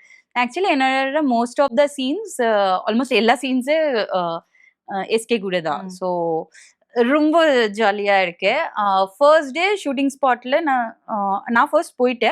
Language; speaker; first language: Tamil; non-native, local second language; Bangla